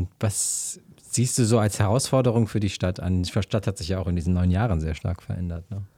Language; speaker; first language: German; native; German